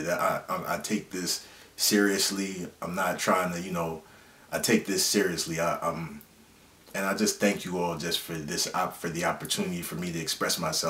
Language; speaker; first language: English; native; English